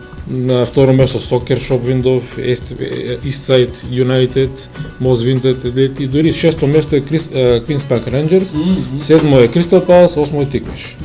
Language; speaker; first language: Macedonian; native; Macedonian